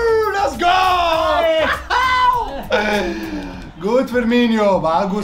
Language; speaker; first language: English; non-native, learner; Arabic